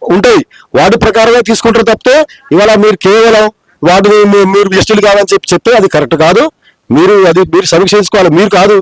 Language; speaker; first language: Telugu; non-native, local second language; Lambadi